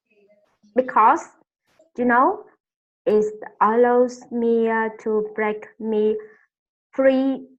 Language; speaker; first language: English; non-native, learner; Vietnamese